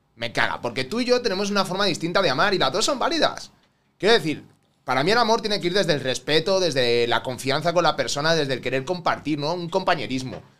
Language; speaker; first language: Spanish; native; Spanish